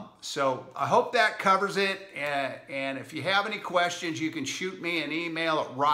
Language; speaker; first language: English; native; English